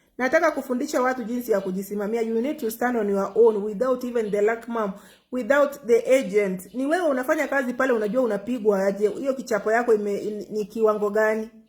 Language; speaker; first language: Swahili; non-native, local second language; Gusii